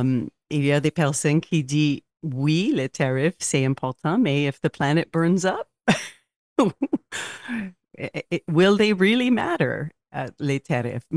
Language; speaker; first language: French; non-native, local second language; English